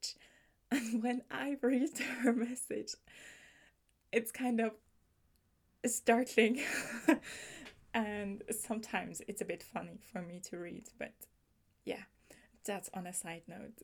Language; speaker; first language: English; non-native, fluent; German